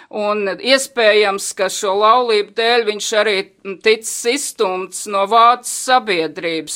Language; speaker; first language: Latvian; native; Latvian